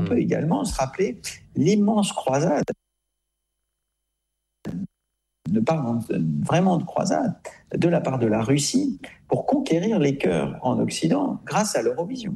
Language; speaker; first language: French; native; French